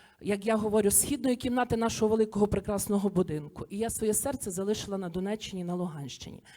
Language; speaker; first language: Ukrainian; native; Ukrainian